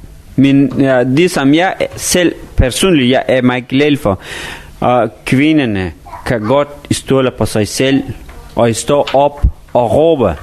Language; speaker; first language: Danish; non-native, fluent; Persian